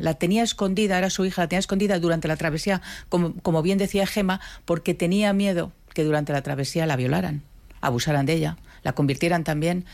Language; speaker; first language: Spanish; native; Spanish